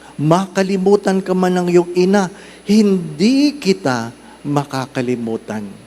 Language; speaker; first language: Filipino; non-native, local second language; Cebuano